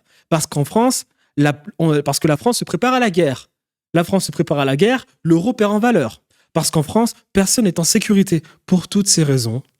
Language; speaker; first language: French; native; French